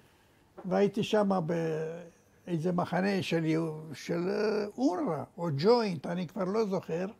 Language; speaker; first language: Hebrew; non-native, fluent; Romanian